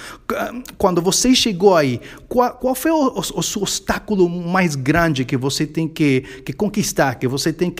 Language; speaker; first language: Portuguese; non-native, fluent; Spanish